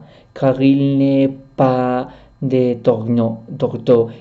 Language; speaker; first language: French; non-native, learner; Spanish